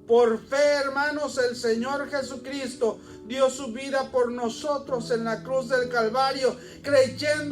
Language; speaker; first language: Spanish; native; Spanish